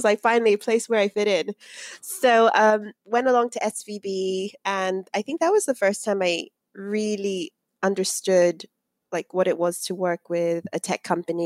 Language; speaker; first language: English; non-native, local second language; Yoruba